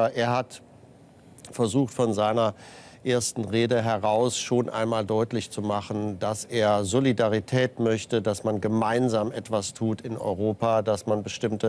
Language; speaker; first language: German; native; German